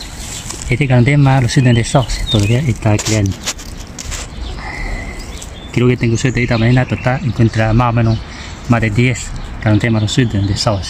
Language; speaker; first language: Spanish; non-native, learner; Chinese